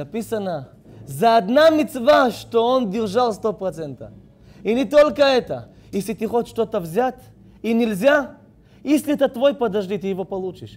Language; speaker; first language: Russian; non-native, learner; Hebrew